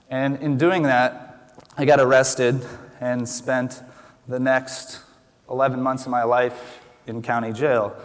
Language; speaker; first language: English; native; English